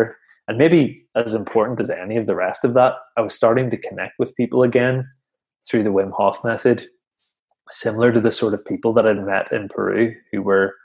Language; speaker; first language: English; native; English